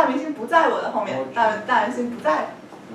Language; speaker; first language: Chinese; non-native, fluent; English